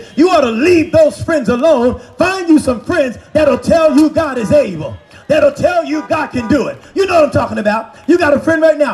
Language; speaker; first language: English; native; English